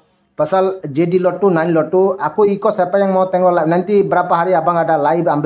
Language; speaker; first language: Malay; non-native, learner; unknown